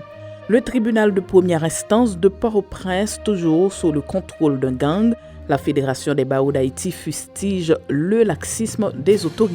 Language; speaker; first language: French; non-native, local second language; Haitian Creole